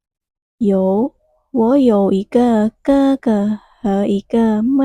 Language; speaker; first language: Chinese; non-native, fluent; Khmer